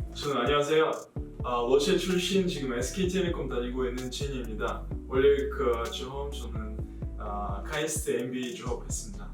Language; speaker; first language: Korean; non-native, fluent; Russian